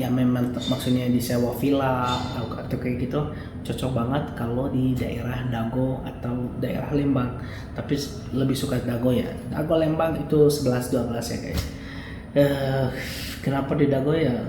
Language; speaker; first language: Indonesian; non-native, fluent; Arabic